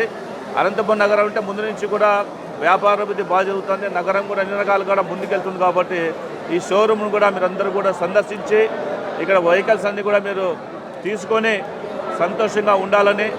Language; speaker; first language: Telugu; native; Telugu